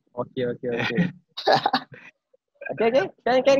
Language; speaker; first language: English; non-native, local second language; Malay